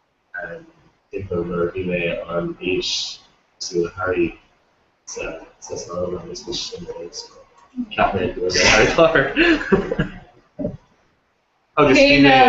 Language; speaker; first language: Irish; non-native, local second language; English